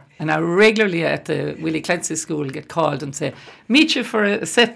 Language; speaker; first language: English; native; English